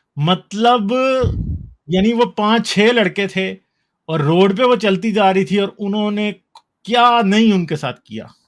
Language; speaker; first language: Urdu; native; Urdu